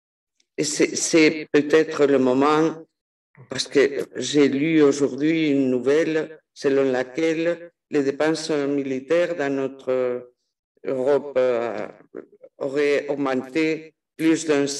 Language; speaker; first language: French; non-native, fluent; Spanish